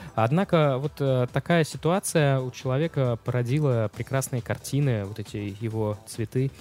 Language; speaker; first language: Russian; native; Russian